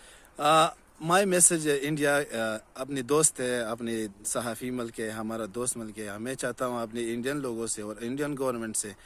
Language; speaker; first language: Hindi; non-native, learner; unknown